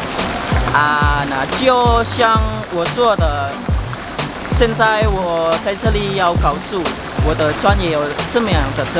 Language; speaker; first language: Chinese; non-native, learner; Indonesian